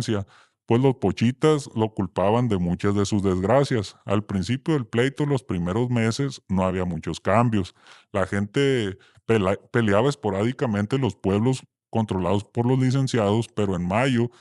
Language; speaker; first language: Spanish; native; Spanish